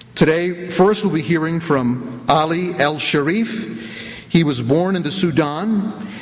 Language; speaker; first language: English; native; English